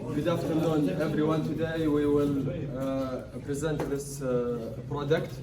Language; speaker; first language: English; non-native, learner; Arabic